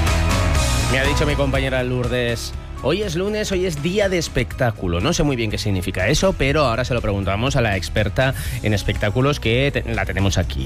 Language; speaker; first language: Spanish; native; Spanish